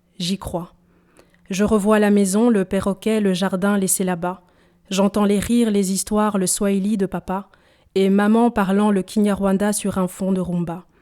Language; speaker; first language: French; early bilingual, other home language; Swahili